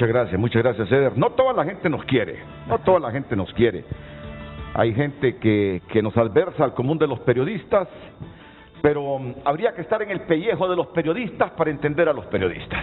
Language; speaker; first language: Spanish; native; Spanish